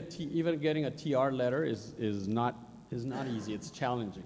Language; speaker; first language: English; non-native, fluent; Spanish